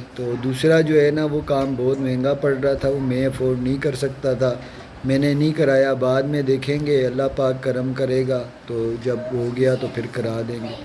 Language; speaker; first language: Urdu; non-native, local second language; Punjabi